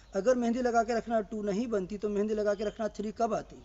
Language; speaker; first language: Hindi; native; Hindi